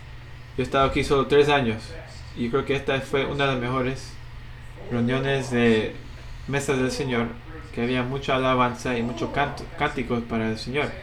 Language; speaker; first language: Spanish; non-native, fluent; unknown